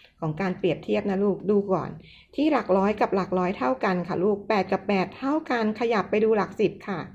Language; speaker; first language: Thai; native; Thai